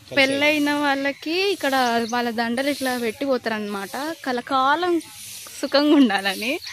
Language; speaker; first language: Telugu; non-native, local second language; Lambadi